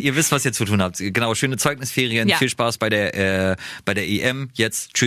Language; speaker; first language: German; native; German